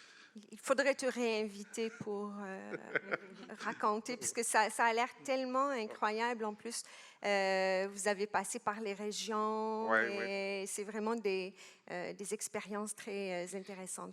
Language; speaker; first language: French; non-native, local second language; Arabic